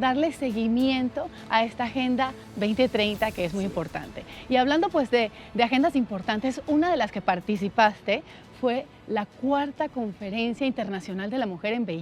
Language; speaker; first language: Spanish; native; Spanish